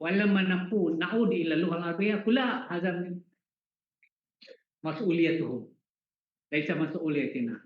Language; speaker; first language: Arabic; non-native, fluent; Malay